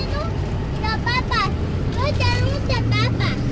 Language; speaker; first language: Spanish; early bilingual, heritage; Spanish